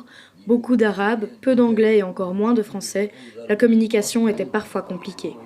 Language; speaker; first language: French; native; French